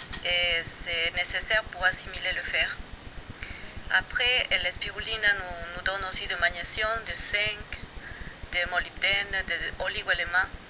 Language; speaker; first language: French; non-native, fluent; Spanish